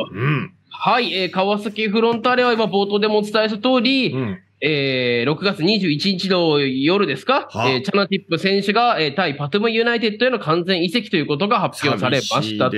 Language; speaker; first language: Japanese; native; Japanese